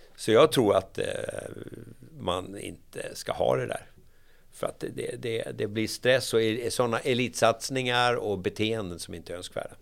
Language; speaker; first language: Swedish; native; Swedish